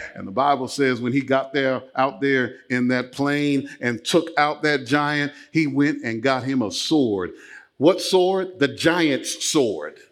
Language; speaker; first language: English; native; English